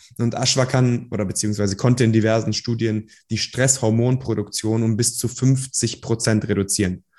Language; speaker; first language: German; early bilingual, other home language; Persian